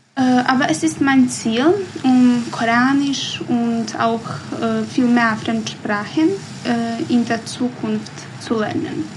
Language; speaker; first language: German; non-native, learner; Bosnian